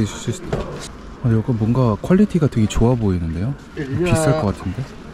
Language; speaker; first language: French; non-native, learner; Korean